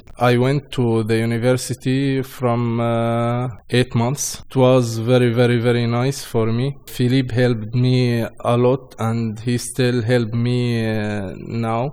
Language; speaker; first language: English; non-native, learner; Arabic